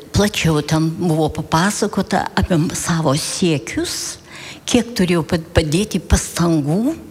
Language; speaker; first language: Lithuanian; early bilingual, heritage; Lithuanian